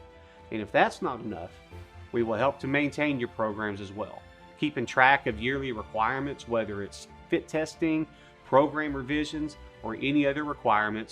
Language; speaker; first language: English; native; English